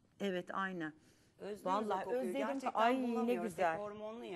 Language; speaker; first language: Turkish; native; Turkish